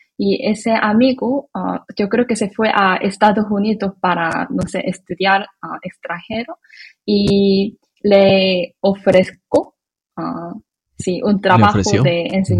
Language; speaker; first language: Spanish; non-native, fluent; Korean